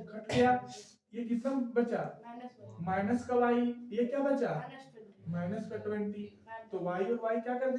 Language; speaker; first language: Hindi; native; Hindi